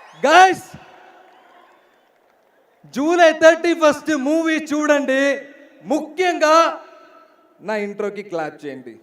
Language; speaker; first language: Telugu; non-native, learner; Malayalam